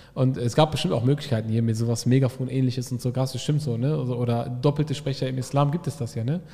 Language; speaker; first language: German; early bilingual, other home language; Arabic